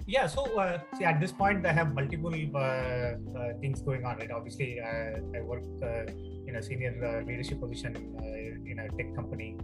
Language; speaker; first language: English; non-native, local second language; Tamil